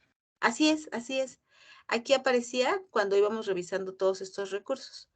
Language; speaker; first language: Spanish; native; Spanish